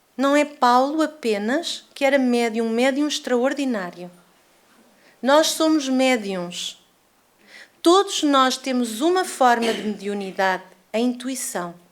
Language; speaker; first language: Portuguese; native; Portuguese